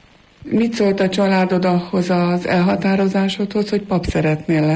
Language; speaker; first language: Hungarian; native; Hungarian